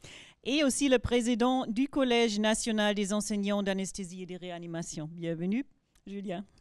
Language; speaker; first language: French; non-native, fluent; German